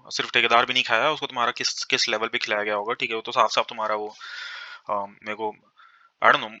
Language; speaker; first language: Hindi; native; Hindi